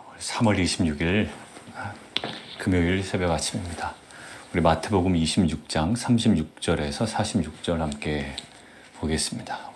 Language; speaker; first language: Korean; native; Korean